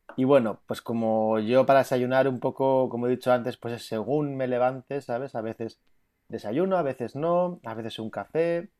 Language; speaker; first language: Spanish; native; Spanish